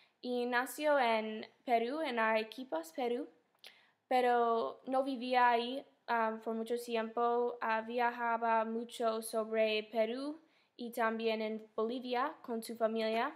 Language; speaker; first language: Spanish; non-native, fluent; English